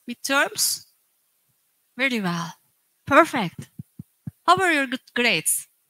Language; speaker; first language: English; non-native, fluent; Turkish